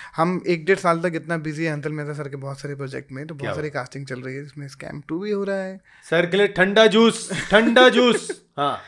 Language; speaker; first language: Hindi; native; Hindi